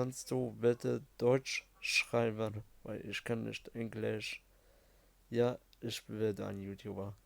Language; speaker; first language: German; early bilingual, other home language; Arabic